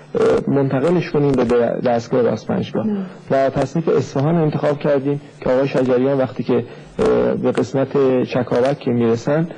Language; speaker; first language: Persian; native; Persian